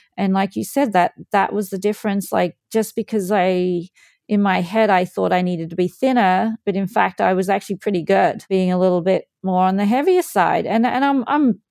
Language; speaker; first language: English; native; English